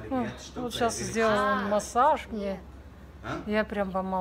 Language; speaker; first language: Russian; native; Russian